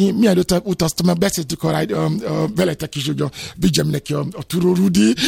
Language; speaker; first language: Hungarian; non-native, fluent; Yoruba